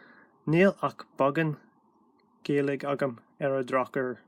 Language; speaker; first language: Irish; non-native, learner; English